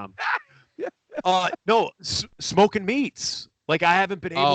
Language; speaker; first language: English; native; English